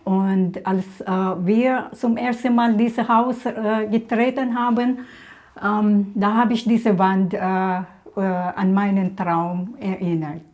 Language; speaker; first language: German; non-native, fluent; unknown